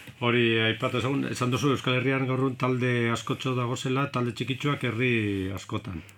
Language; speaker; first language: Basque; native; Basque